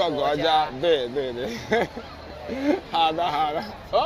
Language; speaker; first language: Chinese; non-native, learner; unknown